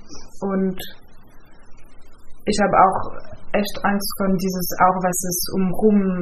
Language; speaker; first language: German; non-native, fluent; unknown